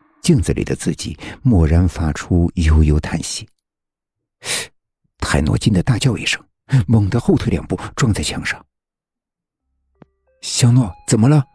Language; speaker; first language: Chinese; native; Chinese